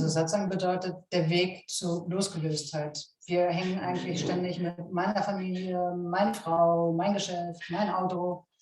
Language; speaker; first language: German; native; German